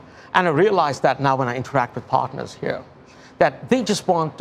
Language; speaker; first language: English; non-native, local second language; Tamil